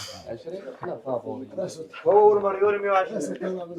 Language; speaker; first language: Arabic; native; Arabic